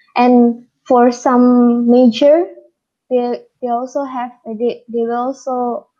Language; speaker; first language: English; non-native, fluent; Indonesian